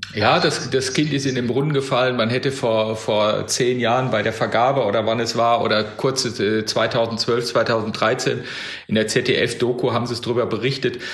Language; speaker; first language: German; native; German